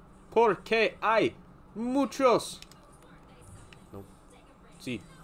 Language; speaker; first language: Spanish; non-native, learner; English